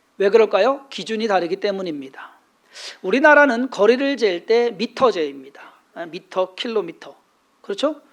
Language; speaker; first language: Korean; native; Korean